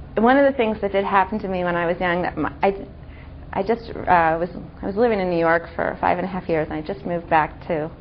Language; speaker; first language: English; native; English